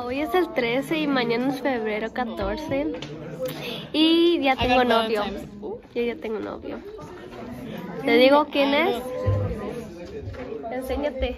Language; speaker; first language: Spanish; early bilingual, other home language; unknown